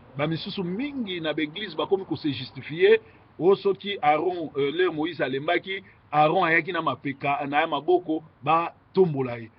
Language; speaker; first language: Lingala; native; Lingala